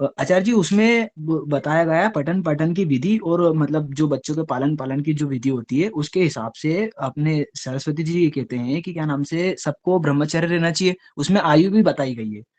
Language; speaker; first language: Hindi; native; Hindi